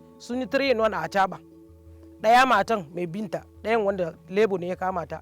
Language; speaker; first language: Hausa; non-native, local second language; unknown